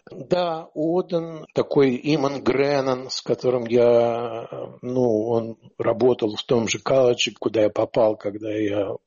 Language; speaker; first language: Russian; native; Russian